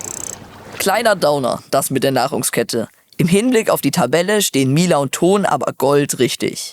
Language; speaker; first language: German; native; German